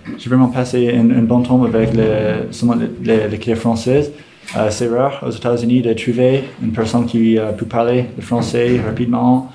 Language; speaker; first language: French; non-native, learner; English